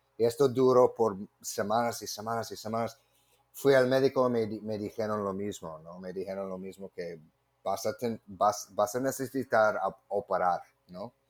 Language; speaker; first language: Spanish; non-native, fluent; English